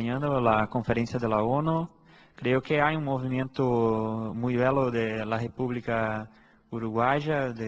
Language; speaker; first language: Spanish; non-native, fluent; Portuguese